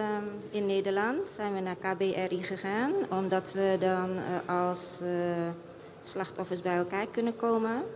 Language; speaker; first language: Dutch; early bilingual, other home language; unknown